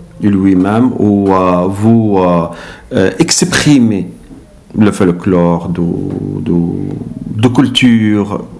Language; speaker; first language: French; non-native, learner; Arabic